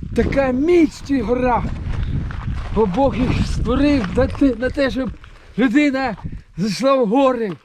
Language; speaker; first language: Ukrainian; non-native, local second language; Russian